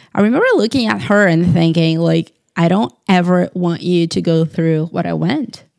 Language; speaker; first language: English; non-native, fluent; Portuguese